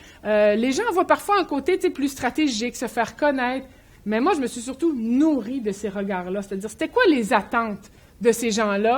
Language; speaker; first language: French; native; French